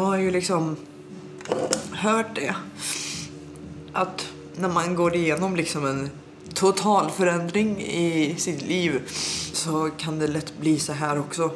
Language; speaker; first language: Swedish; native; Swedish